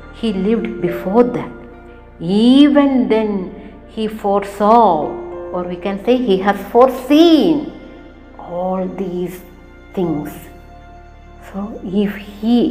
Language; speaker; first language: English; non-native, local second language; Malayalam